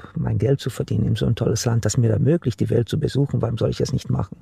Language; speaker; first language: German; non-native, fluent; Romanian